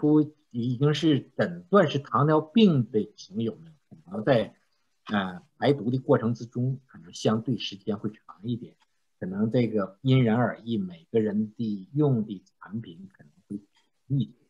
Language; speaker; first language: Chinese; native; Chinese